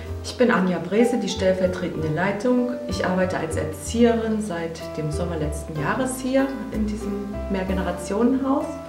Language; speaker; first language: German; native; German